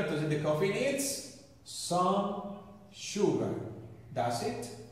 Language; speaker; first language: English; non-native, fluent; Spanish